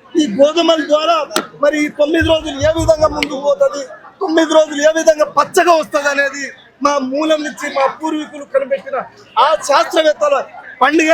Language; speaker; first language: Telugu; non-native, local second language; Lambadi